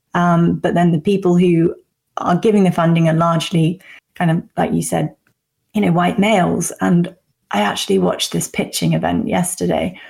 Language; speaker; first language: English; native; English